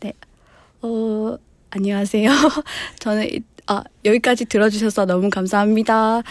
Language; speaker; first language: Korean; non-native, fluent; Nepali